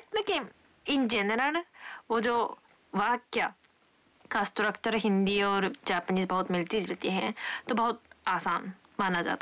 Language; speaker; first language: Hindi; non-native, fluent; Japanese